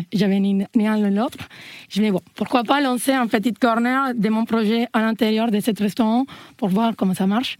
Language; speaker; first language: French; non-native, fluent; Spanish